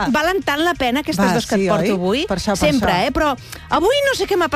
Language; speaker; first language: Catalan; native; Catalan